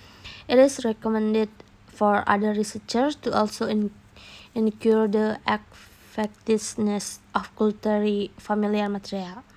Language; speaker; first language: English; non-native, learner; Indonesian